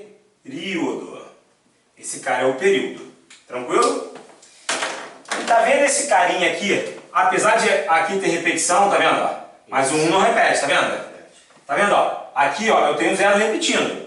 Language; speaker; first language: Portuguese; native; Portuguese